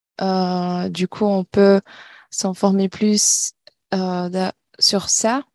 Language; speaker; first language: French; non-native, learner; Portuguese